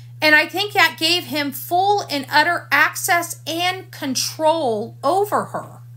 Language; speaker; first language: English; native; English